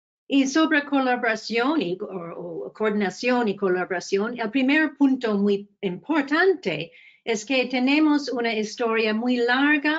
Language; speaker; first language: Spanish; non-native, fluent; English